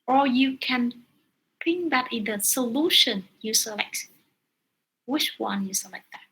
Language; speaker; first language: English; non-native, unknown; Vietnamese